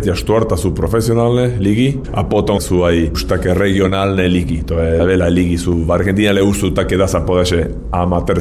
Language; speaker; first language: Slovak; non-native, fluent; Spanish